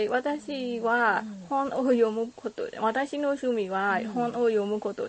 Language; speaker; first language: Japanese; non-native, learner; Burmese